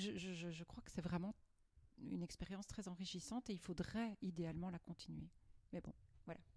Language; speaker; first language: French; native; French